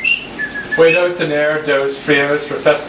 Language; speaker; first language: Spanish; non-native, learner; English